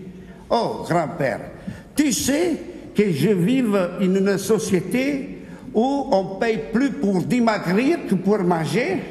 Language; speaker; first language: French; non-native, fluent; Italian